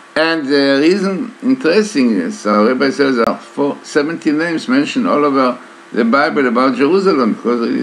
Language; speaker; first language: English; non-native, fluent; Hebrew